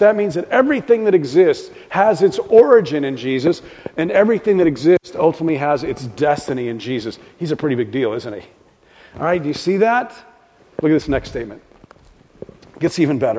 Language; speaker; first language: English; native; English